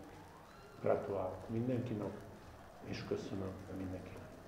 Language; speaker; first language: Hungarian; non-native, fluent; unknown